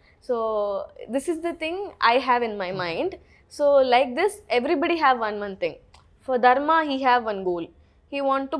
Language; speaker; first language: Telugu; non-native, learner; Tamil